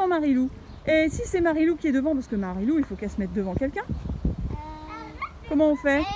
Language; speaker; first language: French; native; French